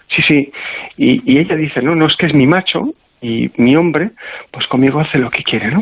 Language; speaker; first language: Spanish; native; Spanish